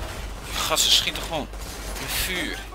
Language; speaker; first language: Dutch; native; Dutch